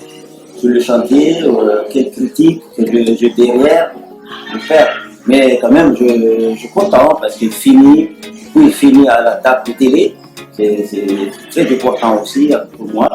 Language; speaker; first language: French; non-native, local second language; Malagasy